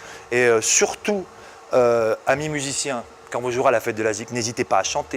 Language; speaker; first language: French; native; French